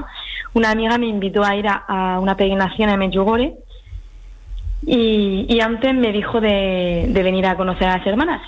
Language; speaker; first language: Spanish; early bilingual, heritage; French